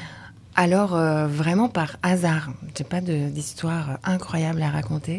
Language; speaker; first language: French; early bilingual, other home language; Lithuanian